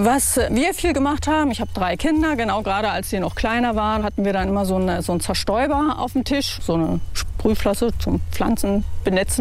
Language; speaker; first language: German; native; German